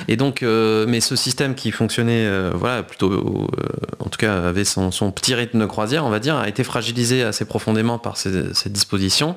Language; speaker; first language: French; native; French